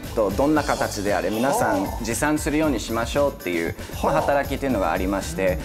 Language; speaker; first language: Japanese; non-native, fluent; English